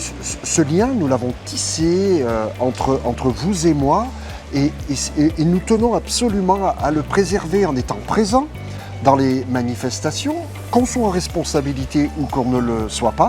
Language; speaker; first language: French; native; French